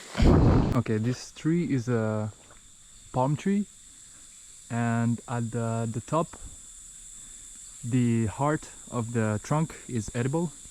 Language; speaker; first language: English; non-native, fluent; French